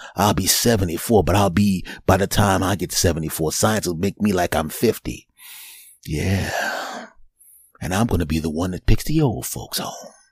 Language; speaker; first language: English; native; English